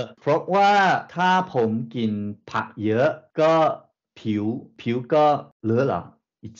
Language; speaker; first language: Thai; non-native, learner; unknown